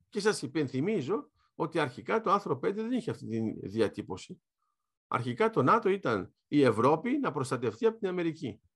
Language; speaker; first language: Greek; early bilingual, heritage; Greek